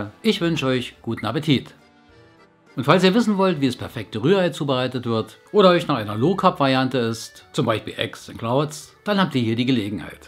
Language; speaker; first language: German; native; German